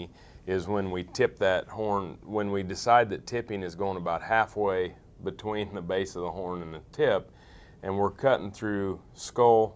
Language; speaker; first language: English; native; English